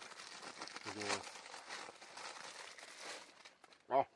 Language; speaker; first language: Japanese; native; Japanese